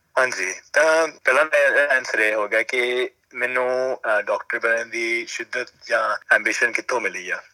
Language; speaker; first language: Punjabi; early bilingual, heritage; Punjabi